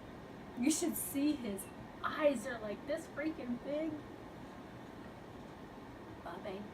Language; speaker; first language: English; native; English